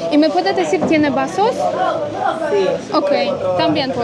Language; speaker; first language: Spanish; non-native, fluent; Polish